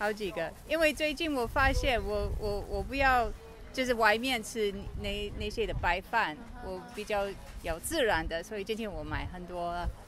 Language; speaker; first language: Chinese; non-native, fluent; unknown